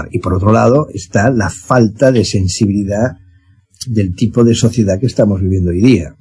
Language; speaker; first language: Spanish; native; Spanish